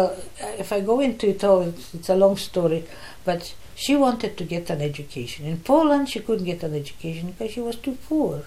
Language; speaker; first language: English; non-native, fluent; Polish